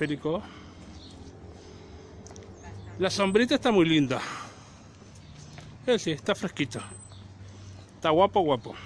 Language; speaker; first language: Spanish; native; Spanish